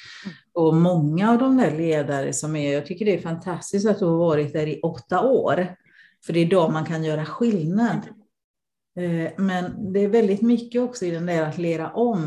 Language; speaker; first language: Swedish; non-native, fluent; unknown